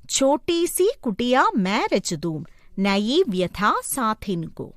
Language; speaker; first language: Hindi; non-native, local second language; Malayalam